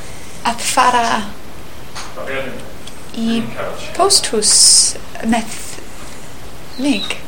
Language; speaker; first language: Icelandic; non-native, learner; English